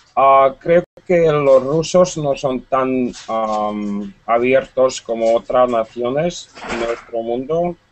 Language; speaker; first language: Spanish; non-native, learner; Russian